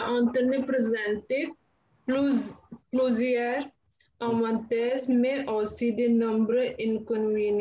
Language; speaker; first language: French; non-native, learner; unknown